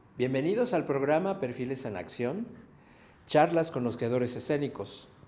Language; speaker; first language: Spanish; native; Spanish